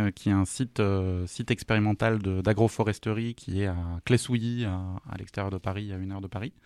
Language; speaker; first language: French; native; French